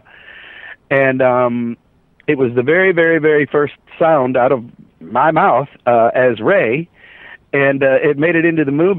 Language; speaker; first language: English; native; English